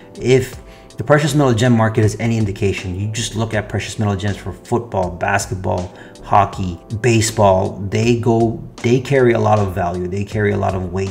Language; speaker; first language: English; native; English